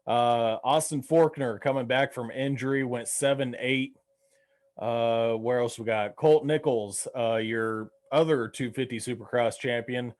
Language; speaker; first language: English; native; English